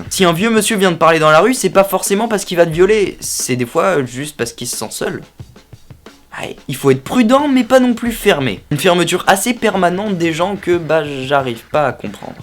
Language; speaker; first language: French; native; French